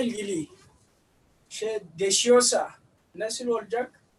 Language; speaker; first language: Turkish; non-native, learner; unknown